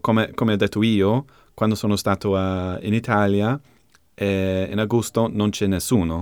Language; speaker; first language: Italian; non-native, learner; English